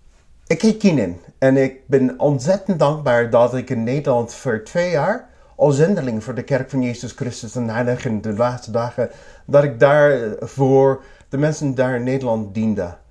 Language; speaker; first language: Dutch; non-native, learner; English